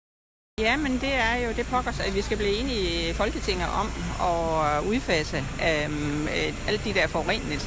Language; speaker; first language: Danish; native; Danish